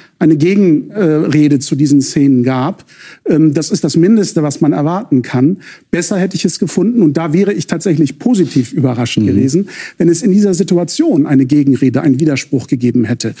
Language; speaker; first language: German; early bilingual, other home language; Turkish